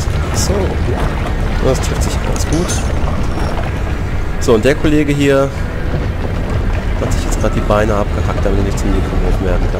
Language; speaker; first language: German; native; German